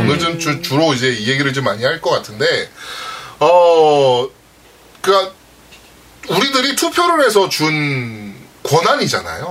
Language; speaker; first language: Korean; native; Korean